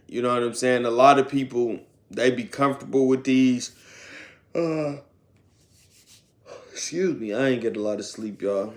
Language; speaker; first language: English; native; English